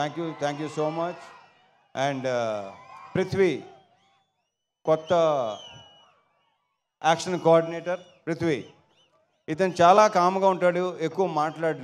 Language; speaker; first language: Telugu; native; Telugu